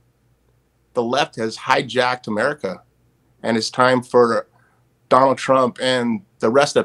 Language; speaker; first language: English; native; English